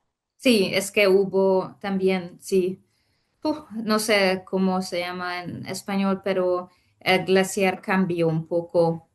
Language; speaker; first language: Spanish; non-native, fluent; Hungarian